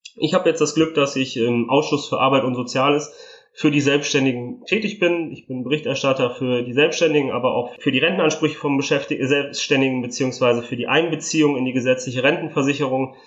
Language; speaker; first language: German; early bilingual, other home language; Italian